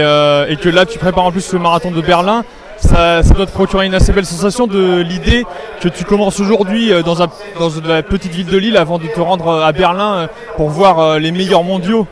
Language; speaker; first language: French; native; French